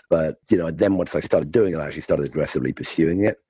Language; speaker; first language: English; native; English